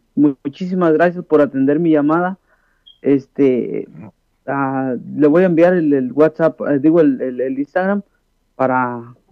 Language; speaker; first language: Spanish; native; Spanish